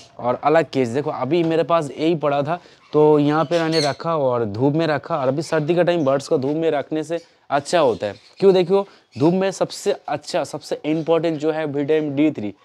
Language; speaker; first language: Hindi; non-native, local second language; Bangla